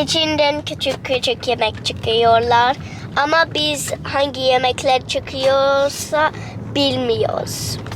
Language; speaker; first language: Turkish; early bilingual, heritage; Turkish